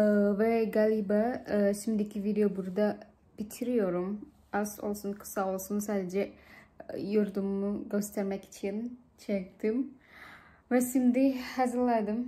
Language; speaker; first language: Turkish; non-native, learner; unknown